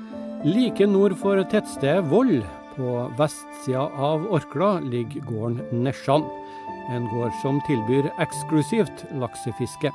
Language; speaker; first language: Norwegian; native; Norwegian